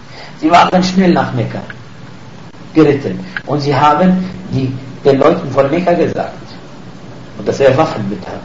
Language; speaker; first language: German; non-native, fluent; Arabic